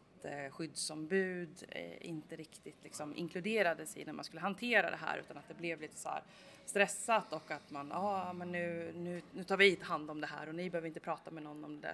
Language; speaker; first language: Swedish; native; Swedish